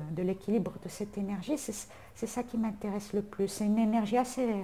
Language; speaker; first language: French; non-native, local second language; Arabic